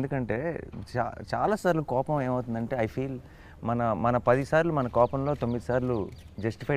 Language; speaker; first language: Telugu; native; Telugu